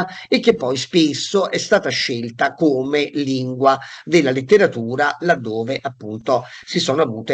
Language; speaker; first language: Italian; native; Italian